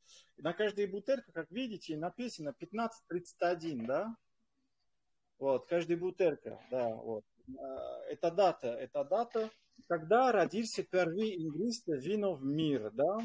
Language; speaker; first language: Russian; non-native, fluent; French